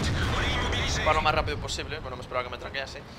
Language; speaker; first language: Spanish; native; Spanish